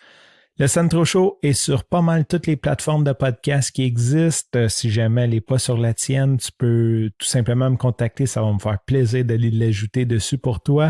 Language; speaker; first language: French; native; French